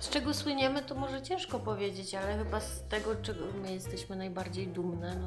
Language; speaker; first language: Polish; native; Polish